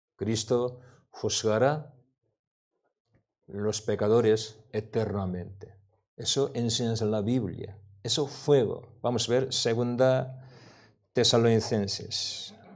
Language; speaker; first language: Spanish; non-native, learner; Korean